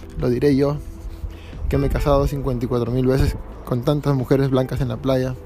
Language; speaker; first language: Spanish; native; Spanish